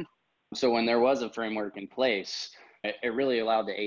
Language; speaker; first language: English; native; English